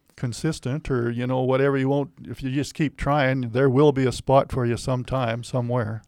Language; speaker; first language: English; native; English